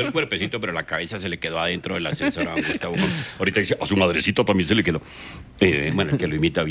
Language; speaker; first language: Spanish; native; Spanish